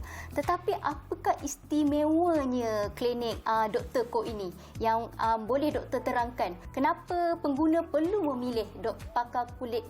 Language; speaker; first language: Malay; native; Malay